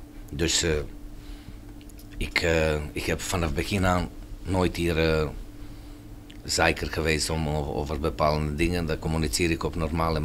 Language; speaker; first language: Dutch; non-native, fluent; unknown